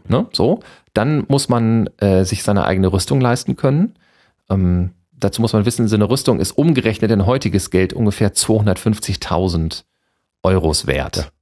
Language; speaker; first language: German; native; German